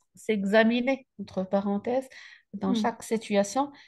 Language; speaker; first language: French; native; French